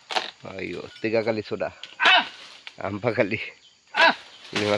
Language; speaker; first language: Indonesian; non-native, learner; Bangla